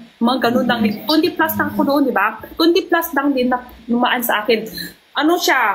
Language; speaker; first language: Filipino; non-native, learner; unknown